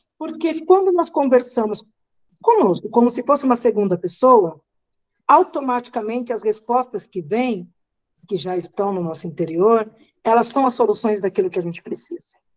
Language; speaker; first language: Portuguese; native; Portuguese